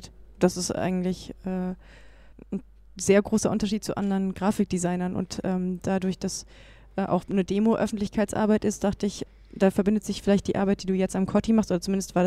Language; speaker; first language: German; native; German